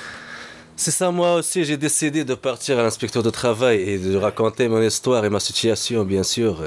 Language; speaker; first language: French; non-native, learner; Arabic